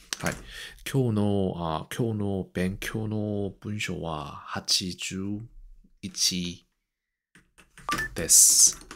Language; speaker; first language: Japanese; non-native, learner; Korean